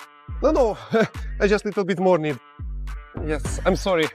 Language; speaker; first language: English; non-native, learner; Russian